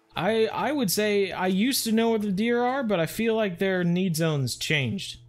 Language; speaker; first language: English; native; English